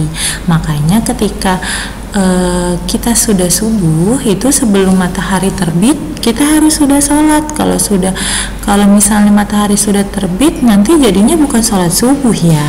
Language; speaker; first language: Indonesian; native; Indonesian